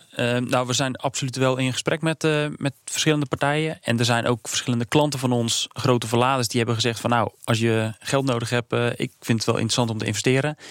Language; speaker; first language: Dutch; native; Dutch